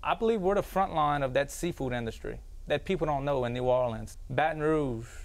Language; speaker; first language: English; native; English